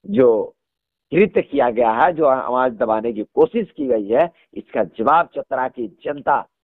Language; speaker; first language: Hindi; native; Hindi